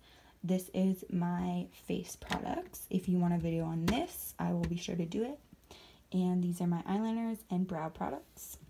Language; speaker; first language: English; native; English